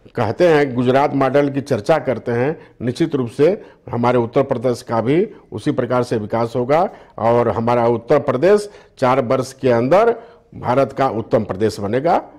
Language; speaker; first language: Hindi; native; Hindi